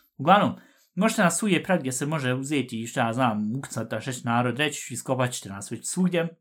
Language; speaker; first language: Bosnian; early bilingual, heritage; Bosnian